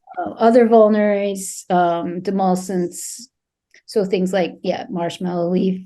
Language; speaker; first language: English; native; English